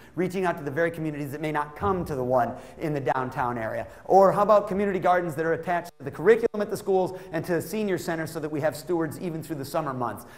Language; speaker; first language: English; native; English